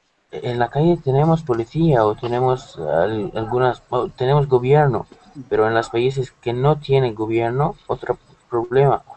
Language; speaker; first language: Spanish; non-native, learner; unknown